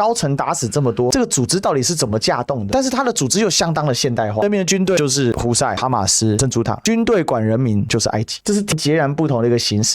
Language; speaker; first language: Chinese; native; Chinese